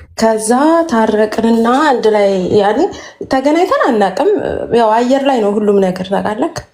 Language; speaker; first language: Amharic; native; Amharic